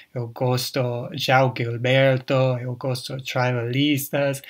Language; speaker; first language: Portuguese; non-native, learner; English